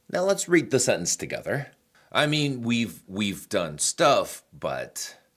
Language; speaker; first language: English; non-native, fluent; Chinese